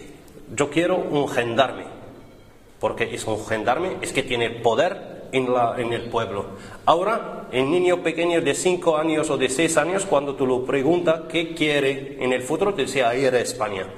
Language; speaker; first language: Spanish; non-native, learner; Arabic